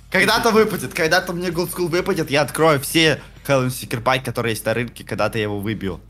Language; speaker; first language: Russian; native; Russian